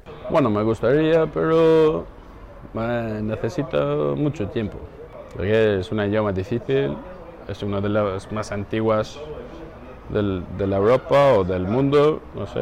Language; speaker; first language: Spanish; non-native, fluent; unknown